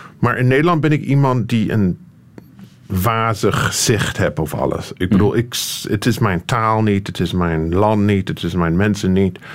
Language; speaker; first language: Dutch; non-native, fluent; English